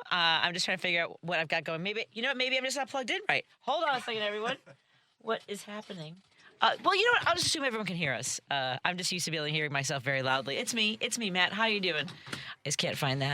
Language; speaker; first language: English; native; English